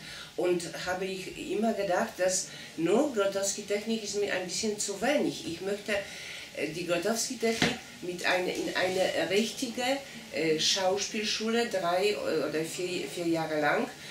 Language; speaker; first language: German; non-native, fluent; Polish